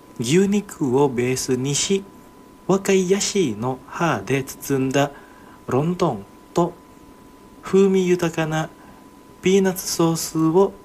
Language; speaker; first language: Japanese; non-native, fluent; Indonesian